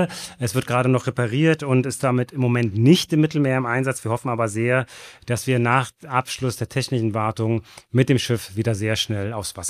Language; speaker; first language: German; native; German